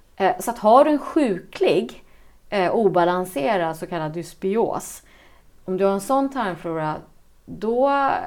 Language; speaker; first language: Swedish; native; Swedish